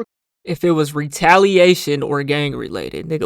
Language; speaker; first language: English; native; English